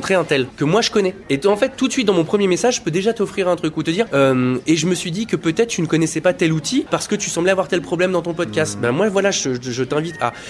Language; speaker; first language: French; native; French